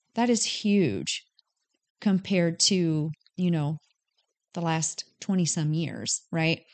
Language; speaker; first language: English; native; English